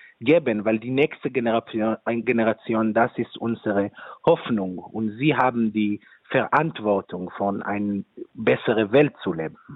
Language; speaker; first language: German; non-native, fluent; Hebrew